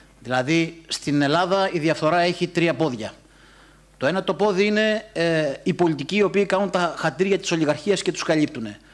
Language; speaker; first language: Greek; native; Greek